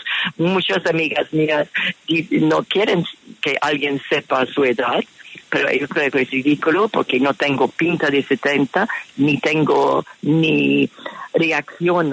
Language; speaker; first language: Spanish; non-native, fluent; English